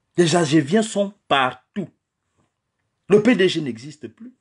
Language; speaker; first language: French; non-native, local second language; Fang